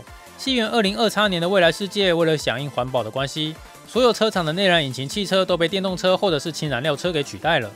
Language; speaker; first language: Chinese; native; Chinese